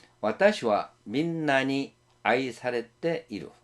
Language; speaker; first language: Japanese; non-native, fluent; Korean